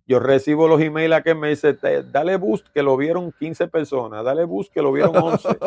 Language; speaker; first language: Spanish; early bilingual, heritage; Spanish